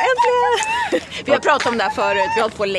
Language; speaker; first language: Swedish; native; Swedish